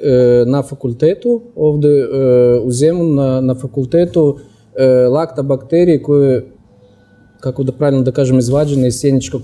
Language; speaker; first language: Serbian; non-native, fluent; Russian